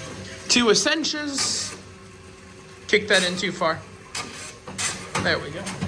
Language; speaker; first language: English; native; English